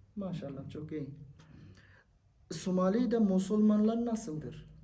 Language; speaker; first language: Turkish; non-native, learner; Bangla